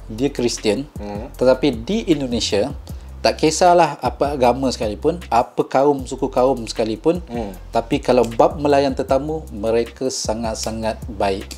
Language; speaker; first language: Malay; native; Malay